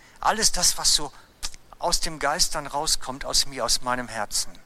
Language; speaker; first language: German; native; German